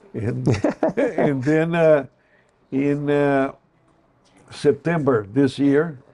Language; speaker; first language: English; non-native, fluent; Portuguese